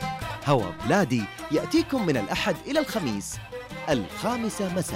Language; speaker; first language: Arabic; native; Arabic